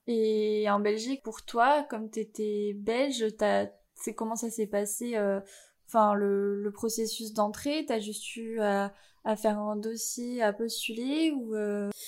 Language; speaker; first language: French; native; French